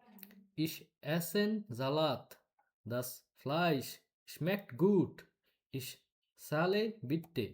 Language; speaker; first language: German; non-native, learner; Bangla